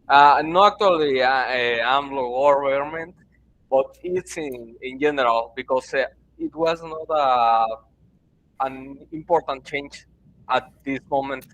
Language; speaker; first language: English; non-native, learner; Spanish